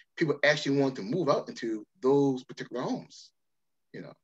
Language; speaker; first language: English; native; English